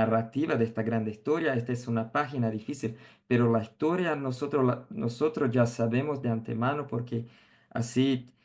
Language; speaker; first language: Spanish; non-native, fluent; Portuguese